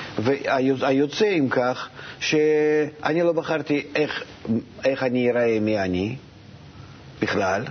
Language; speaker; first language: Hebrew; non-native, fluent; Russian